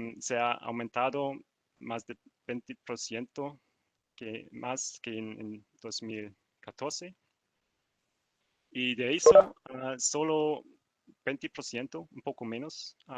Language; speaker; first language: Spanish; non-native, learner; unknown